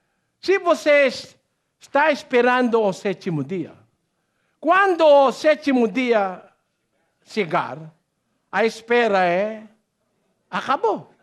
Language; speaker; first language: Portuguese; non-native, learner; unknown